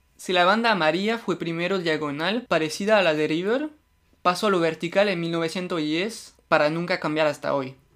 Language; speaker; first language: Spanish; non-native, fluent; French